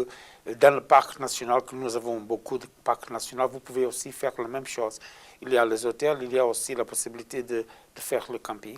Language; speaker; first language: French; non-native, learner; Portuguese